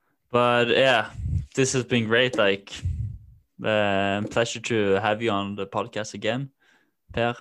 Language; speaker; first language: English; non-native, fluent; Norwegian